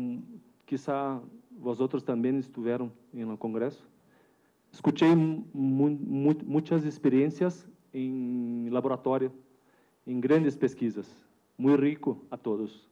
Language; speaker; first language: Spanish; non-native, learner; Portuguese